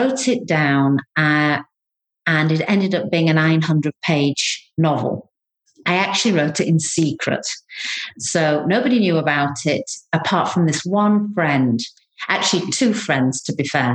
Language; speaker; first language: English; native; English